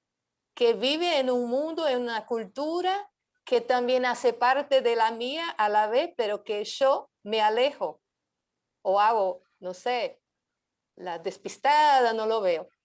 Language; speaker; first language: Spanish; non-native, fluent; Portuguese